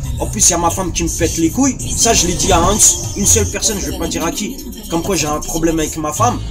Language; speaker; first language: French; early bilingual, other home language; Arabic